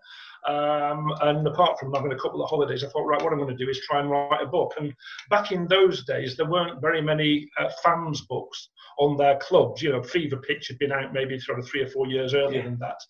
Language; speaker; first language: English; native; English